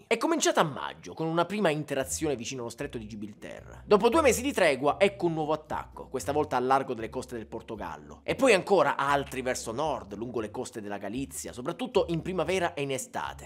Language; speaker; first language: Italian; native; Italian